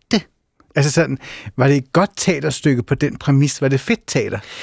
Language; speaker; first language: Danish; native; Danish